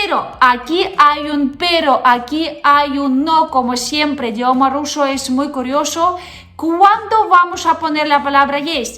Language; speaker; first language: Spanish; non-native, fluent; Russian